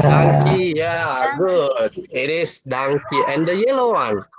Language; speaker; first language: English; non-native, fluent; Indonesian